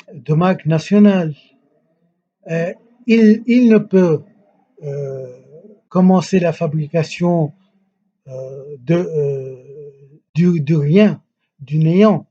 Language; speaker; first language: French; non-native, local second language; Arabic